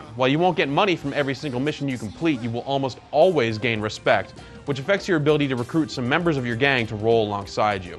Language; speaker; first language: English; native; English